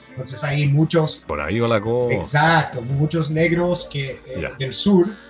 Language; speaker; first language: Spanish; non-native, fluent; English